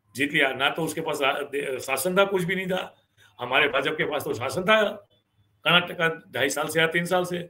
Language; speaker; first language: Hindi; non-native, local second language; Gujarati